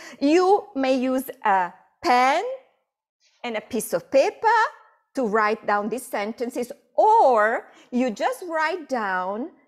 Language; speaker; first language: English; non-native, fluent; Italian